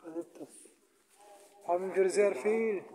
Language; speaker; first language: German; non-native, fluent; Arabic